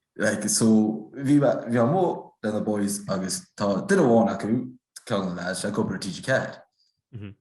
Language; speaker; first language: Irish; native; Irish